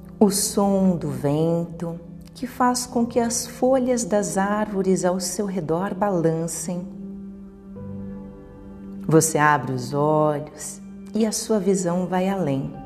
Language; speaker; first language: Portuguese; native; Portuguese